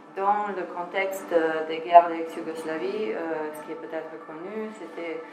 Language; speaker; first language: French; non-native, fluent; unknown